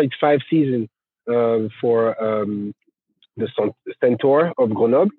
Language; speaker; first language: English; non-native, fluent; French